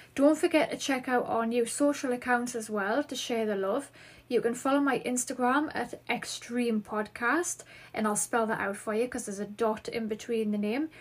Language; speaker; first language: English; native; English